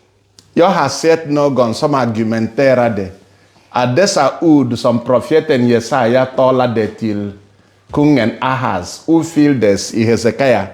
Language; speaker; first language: Swedish; non-native, fluent; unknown